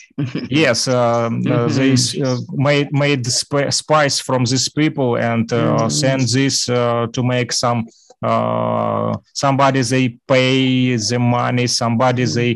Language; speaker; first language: English; non-native, learner; Russian